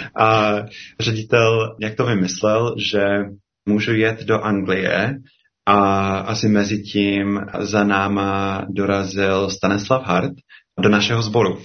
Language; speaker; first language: Czech; non-native, fluent; English